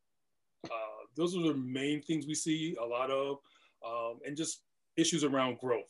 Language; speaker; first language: English; native; English